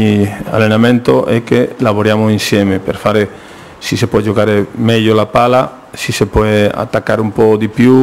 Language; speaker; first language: Italian; non-native, fluent; Spanish